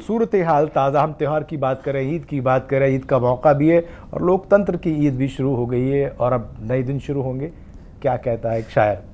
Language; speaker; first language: Hindi; native; Hindi